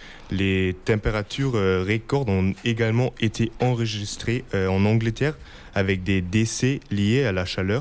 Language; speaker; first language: French; non-native, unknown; German